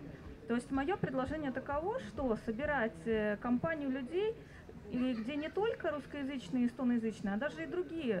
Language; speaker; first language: Russian; non-native, fluent; Estonian